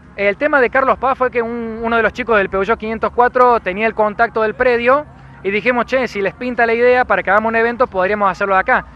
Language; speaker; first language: Spanish; native; Spanish